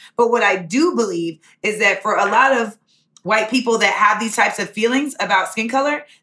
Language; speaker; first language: English; native; English